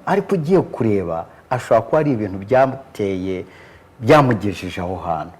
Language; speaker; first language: Kinyarwanda; native; Kinyarwanda